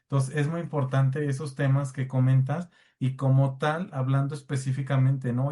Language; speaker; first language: Spanish; native; Spanish